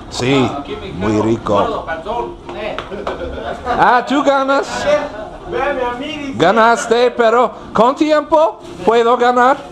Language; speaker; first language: Spanish; non-native, learner; English